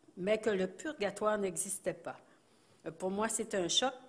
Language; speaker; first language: French; native; French